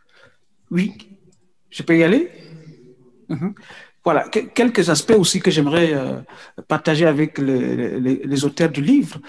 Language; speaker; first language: French; native; French